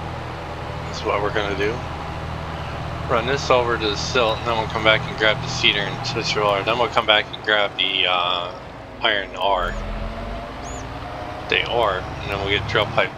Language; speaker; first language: English; native; English